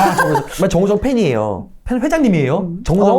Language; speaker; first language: Korean; native; Korean